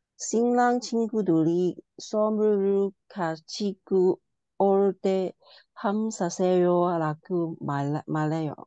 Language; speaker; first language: Korean; non-native, learner; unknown